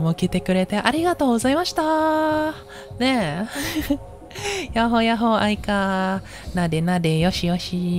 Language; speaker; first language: Japanese; non-native, learner; Indonesian